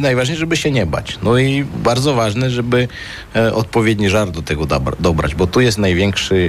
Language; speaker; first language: Polish; non-native, fluent; Armenian